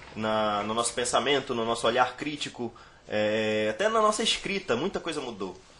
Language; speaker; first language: Portuguese; native; Portuguese